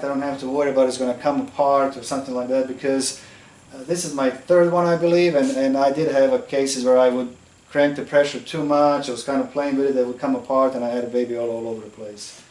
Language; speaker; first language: English; non-native, fluent; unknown